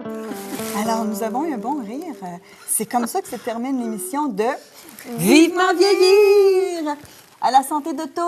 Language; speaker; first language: French; native; French